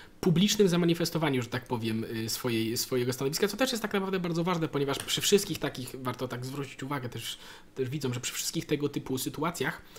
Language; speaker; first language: Polish; native; Polish